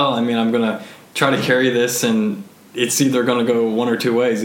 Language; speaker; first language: English; native; English